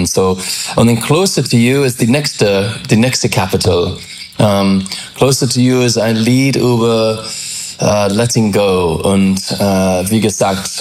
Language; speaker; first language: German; non-native, learner; English